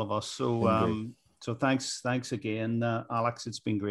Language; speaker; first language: English; native; English